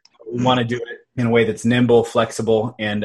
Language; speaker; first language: English; native; English